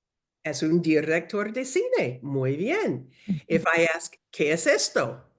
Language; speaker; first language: Spanish; non-native, learner; English